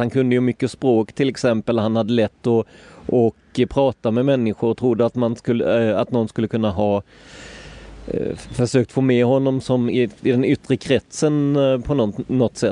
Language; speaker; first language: Swedish; native; Swedish